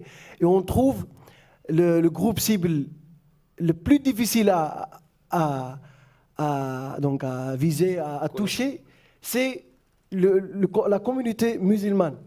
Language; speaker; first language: French; non-native, fluent; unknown